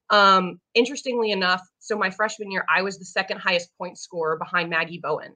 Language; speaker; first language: English; native; English